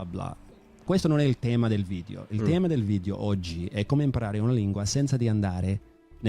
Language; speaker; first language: Italian; non-native, fluent; English